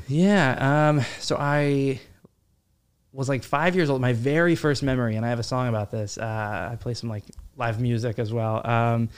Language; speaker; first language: English; native; English